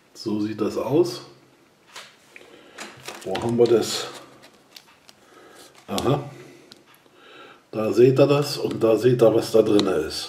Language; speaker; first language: German; native; German